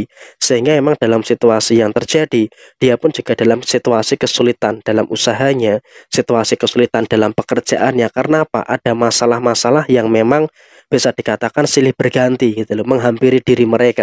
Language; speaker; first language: Indonesian; native; Indonesian